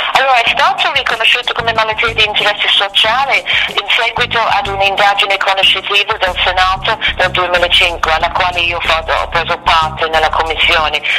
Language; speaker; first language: Italian; non-native, fluent; English